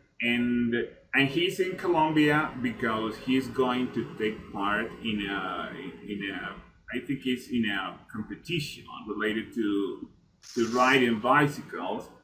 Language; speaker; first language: English; non-native, fluent; Spanish